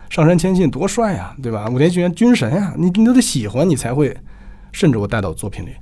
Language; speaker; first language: Chinese; native; Chinese